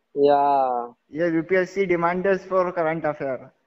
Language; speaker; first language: English; non-native, local second language; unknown